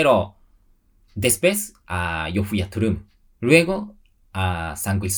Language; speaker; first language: Spanish; non-native, learner; Japanese